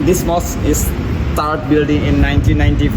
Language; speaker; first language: English; non-native, learner; Indonesian